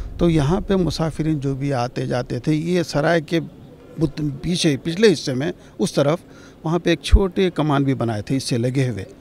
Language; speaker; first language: Hindi; non-native, local second language; Urdu